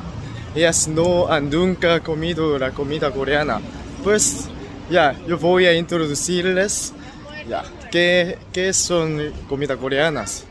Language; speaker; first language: Spanish; non-native, learner; Korean